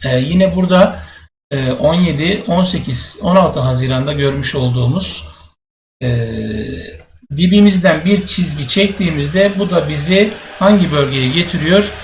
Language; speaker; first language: Turkish; native; Turkish